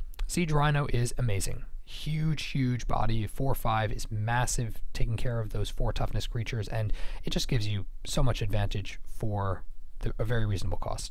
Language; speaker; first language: English; native; English